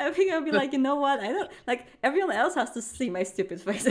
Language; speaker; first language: English; non-native, fluent; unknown